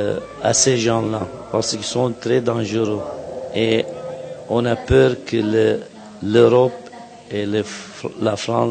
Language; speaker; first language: French; non-native, fluent; Arabic